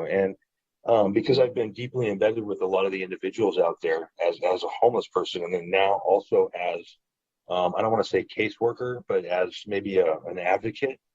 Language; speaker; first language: English; native; English